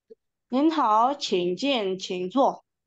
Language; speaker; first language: Chinese; non-native, fluent; Indonesian